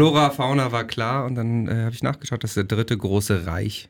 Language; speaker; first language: German; native; German